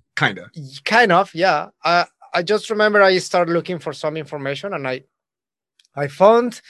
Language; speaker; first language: English; non-native, learner; Spanish